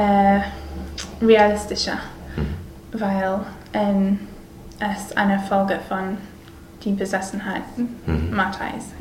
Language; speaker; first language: German; non-native, learner; English